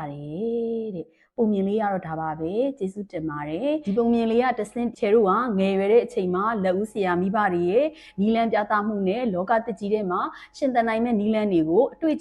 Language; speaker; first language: Burmese; native; Burmese